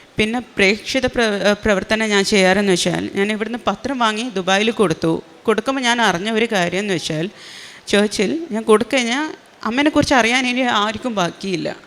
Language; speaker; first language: Malayalam; native; Malayalam